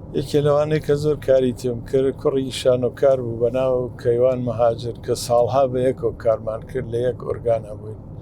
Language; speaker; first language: Central Kurdish; native; Central Kurdish